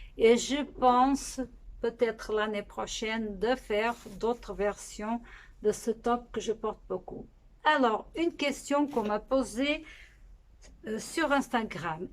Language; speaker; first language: French; non-native, fluent; Portuguese